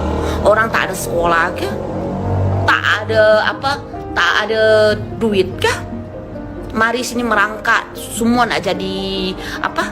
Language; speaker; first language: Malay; non-native, fluent; Indonesian